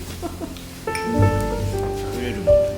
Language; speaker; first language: Japanese; native; Japanese